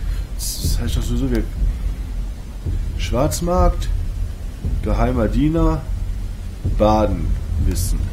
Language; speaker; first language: German; native; German